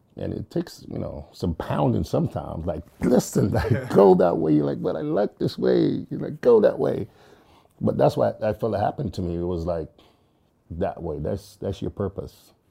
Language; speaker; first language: English; early bilingual, other home language; Jamaican Creole English